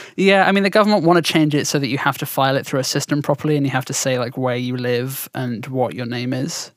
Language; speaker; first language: English; native; English